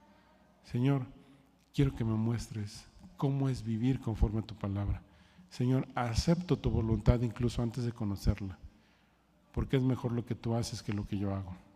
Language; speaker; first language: Spanish; native; Spanish